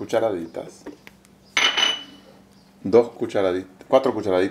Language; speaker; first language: Spanish; native; Spanish